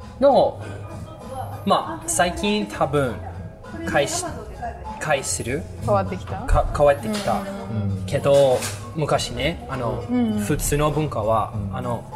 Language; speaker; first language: Japanese; non-native, learner; English